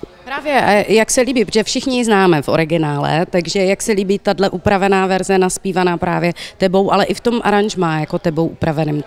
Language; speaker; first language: Czech; native; Czech